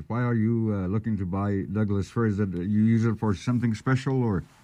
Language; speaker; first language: English; early bilingual, other home language; Spanish